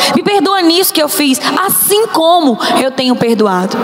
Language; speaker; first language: Portuguese; native; Portuguese